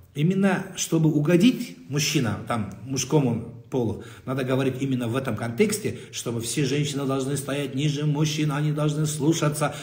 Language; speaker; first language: Russian; non-native, local second language; Kazakh